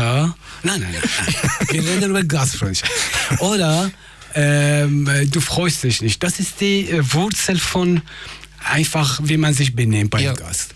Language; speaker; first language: German; non-native, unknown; Persian